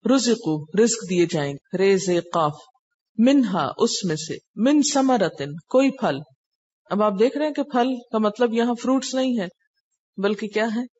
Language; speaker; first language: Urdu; native; Urdu